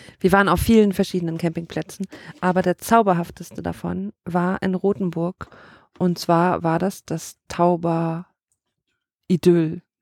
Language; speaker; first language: German; native; German